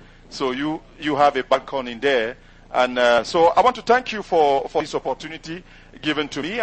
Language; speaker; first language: English; non-native, local second language; French